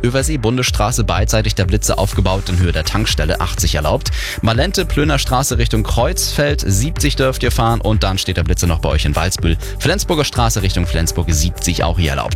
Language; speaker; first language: German; native; German